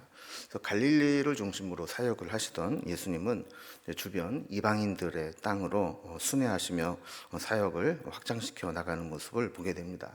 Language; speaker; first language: Korean; native; Korean